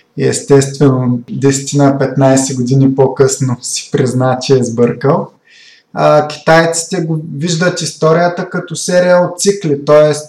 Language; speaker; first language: Bulgarian; native; Bulgarian